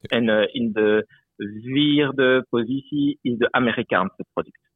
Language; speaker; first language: Dutch; non-native, local second language; French